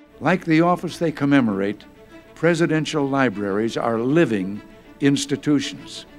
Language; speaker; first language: English; native; English